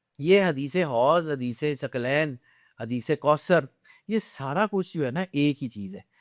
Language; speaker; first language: Urdu; non-native, local second language; Punjabi